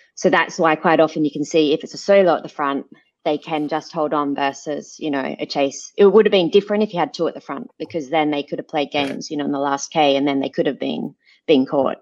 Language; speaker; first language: English; native; English